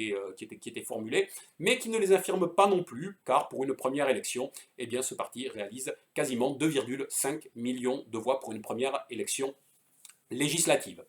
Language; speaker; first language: French; native; French